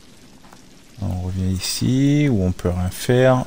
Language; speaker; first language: French; native; French